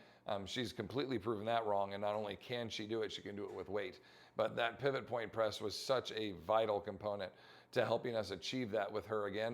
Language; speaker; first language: English; native; English